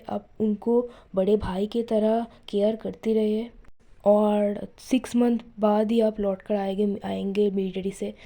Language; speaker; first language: Hindi; non-native, local second language; Bangla